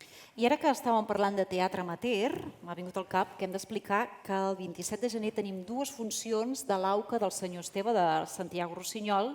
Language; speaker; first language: Catalan; native; Catalan